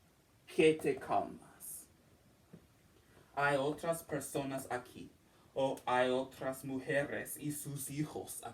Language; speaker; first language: Spanish; non-native, learner; English